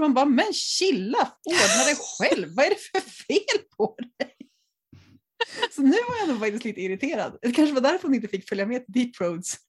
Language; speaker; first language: Swedish; native; Swedish